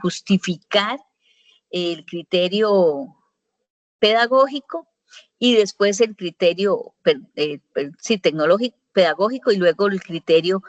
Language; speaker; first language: Spanish; native; Spanish